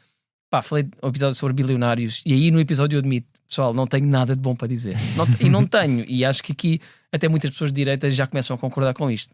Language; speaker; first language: Portuguese; native; Portuguese